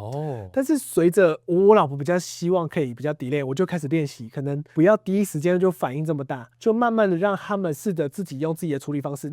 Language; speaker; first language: Chinese; native; Chinese